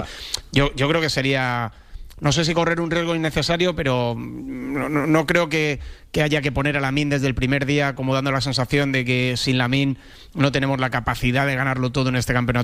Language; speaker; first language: Spanish; native; Spanish